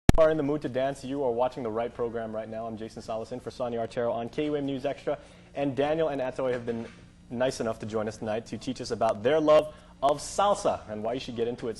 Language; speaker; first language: English; native; English